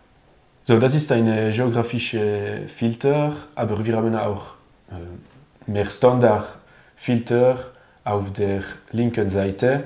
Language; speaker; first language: German; non-native, learner; French